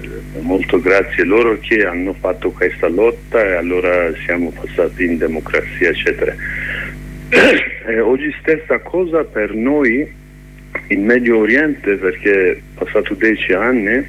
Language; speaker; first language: Italian; non-native, learner; Kurdish